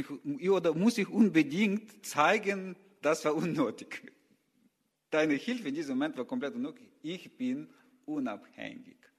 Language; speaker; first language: German; non-native, learner; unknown